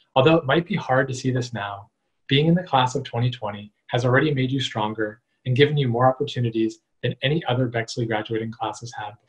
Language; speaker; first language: English; native; English